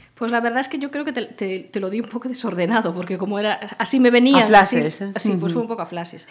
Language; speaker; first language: Spanish; native; Spanish